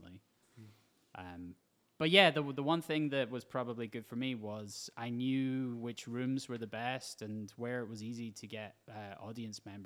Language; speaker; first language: English; native; English